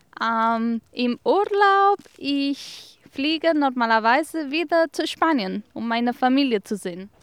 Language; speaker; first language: German; non-native, fluent; Spanish